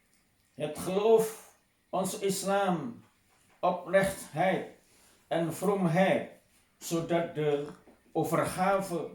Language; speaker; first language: Dutch; non-native, fluent; Indonesian